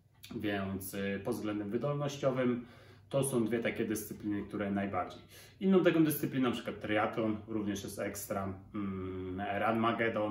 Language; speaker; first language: Polish; native; Polish